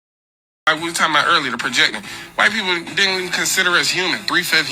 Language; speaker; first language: English; native; English